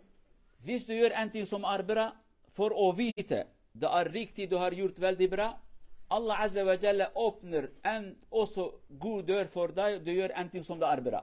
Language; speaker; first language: Norwegian; non-native, fluent; Kurdish